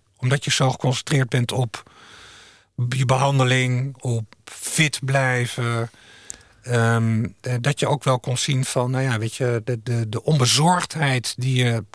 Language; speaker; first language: Dutch; native; Dutch